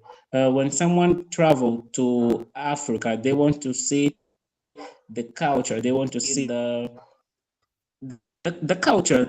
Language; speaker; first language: English; non-native, fluent; Portuguese